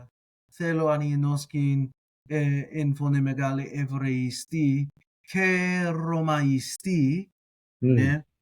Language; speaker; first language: Greek; non-native, fluent; English